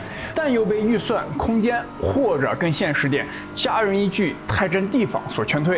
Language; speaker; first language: Chinese; native; Chinese